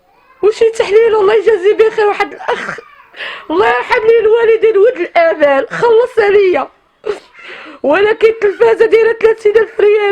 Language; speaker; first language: Arabic; native; Arabic